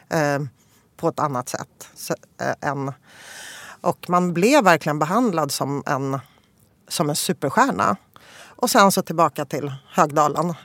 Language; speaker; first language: Swedish; early bilingual, other home language; Polish